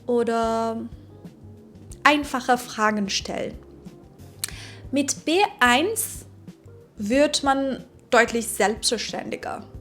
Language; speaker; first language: German; non-native, fluent; Persian